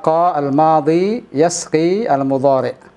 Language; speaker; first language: Arabic; non-native, fluent; Indonesian